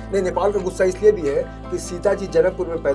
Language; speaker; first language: Hindi; native; Hindi